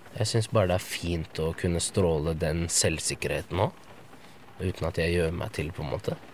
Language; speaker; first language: Norwegian; early bilingual, other home language; Arabic